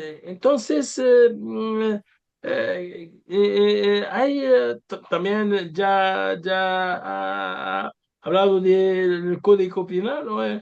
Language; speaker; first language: Spanish; non-native, learner; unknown